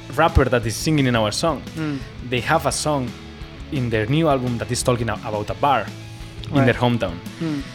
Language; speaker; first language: English; non-native, fluent; Basque